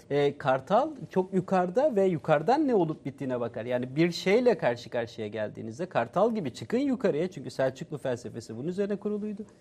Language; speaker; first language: Turkish; native; Turkish